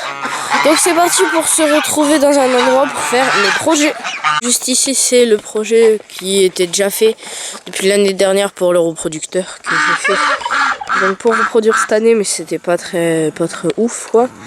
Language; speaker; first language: French; native; French